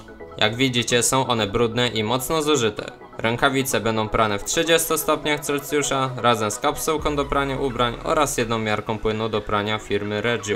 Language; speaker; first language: Polish; native; Polish